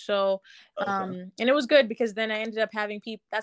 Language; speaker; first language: English; native; English